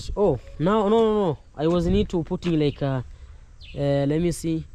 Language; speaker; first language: English; non-native, learner; Swahili